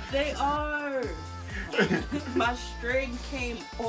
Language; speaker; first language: English; native; English